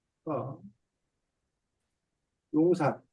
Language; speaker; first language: Korean; native; Korean